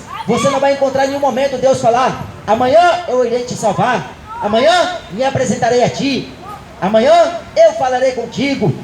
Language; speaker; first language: Portuguese; native; Portuguese